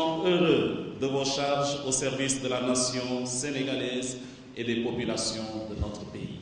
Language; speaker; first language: French; non-native, local second language; Jola-Fonyi